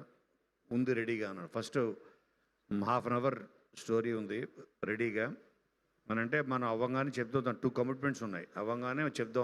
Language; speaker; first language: Telugu; native; Telugu